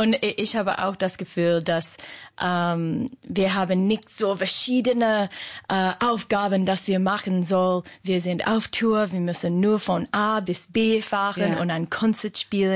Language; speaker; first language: German; non-native, fluent; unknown